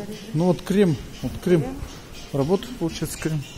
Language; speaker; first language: Russian; native; Russian